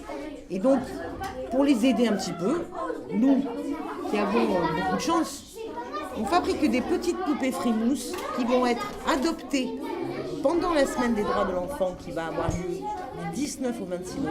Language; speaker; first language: French; native; French